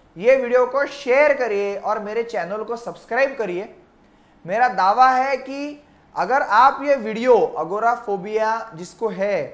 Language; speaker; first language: Hindi; non-native, local second language; Marathi